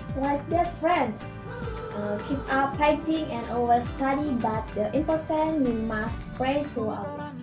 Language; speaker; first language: English; non-native, learner; Indonesian